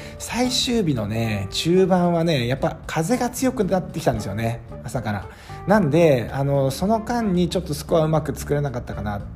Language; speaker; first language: Japanese; native; Japanese